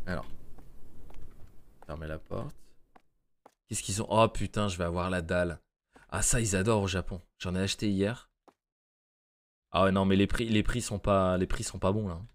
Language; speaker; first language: French; native; French